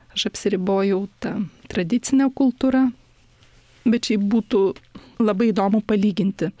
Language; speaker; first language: Lithuanian; native; Lithuanian